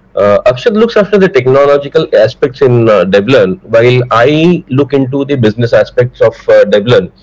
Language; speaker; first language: English; non-native, local second language; Marathi